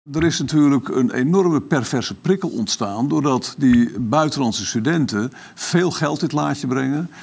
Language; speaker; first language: Dutch; native; Dutch